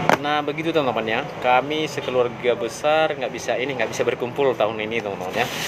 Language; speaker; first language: Indonesian; non-native, local second language; Nias